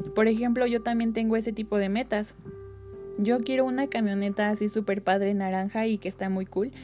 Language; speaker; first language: Spanish; native; Spanish